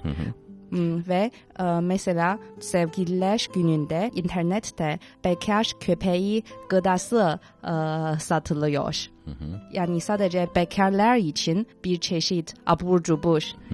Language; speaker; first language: Turkish; non-native, fluent; Chinese